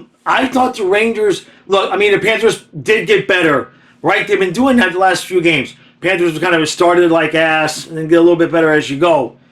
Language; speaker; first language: English; native; English